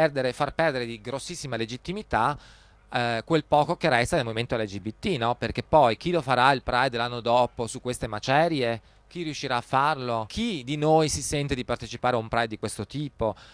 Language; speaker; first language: Italian; native; Italian